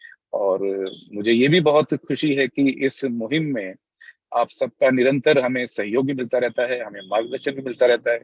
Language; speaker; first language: Hindi; native; Hindi